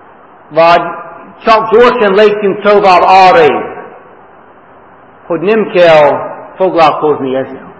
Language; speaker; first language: Hungarian; non-native, fluent; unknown